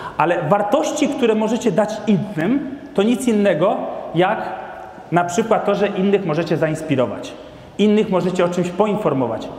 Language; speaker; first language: Polish; non-native, fluent; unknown